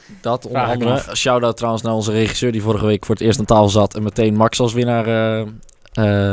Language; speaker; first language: Dutch; native; Dutch